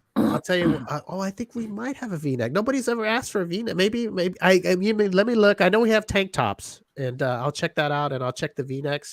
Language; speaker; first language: English; native; English